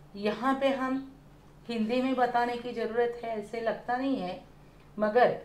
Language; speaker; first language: Hindi; non-native, local second language; Marathi